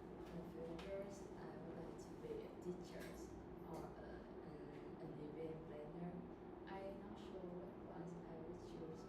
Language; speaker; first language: English; non-native, learner; Vietnamese